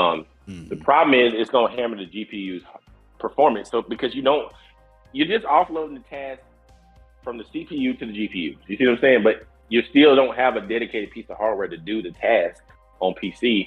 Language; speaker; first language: English; native; English